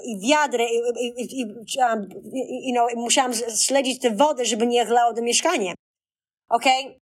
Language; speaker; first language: Polish; early bilingual, heritage; Polish